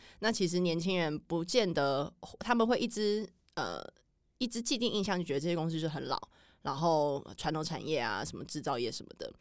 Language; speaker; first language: Chinese; native; Chinese